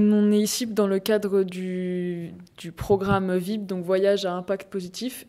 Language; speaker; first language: French; native; French